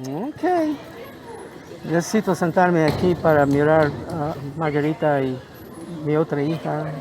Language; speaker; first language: Spanish; non-native, learner; English